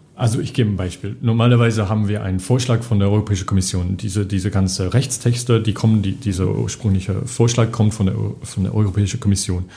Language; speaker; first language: German; non-native, fluent; English